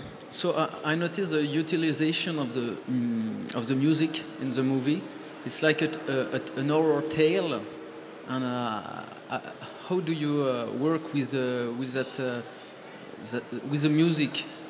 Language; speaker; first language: English; non-native, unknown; French